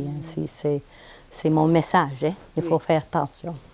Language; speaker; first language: French; non-native, local second language; English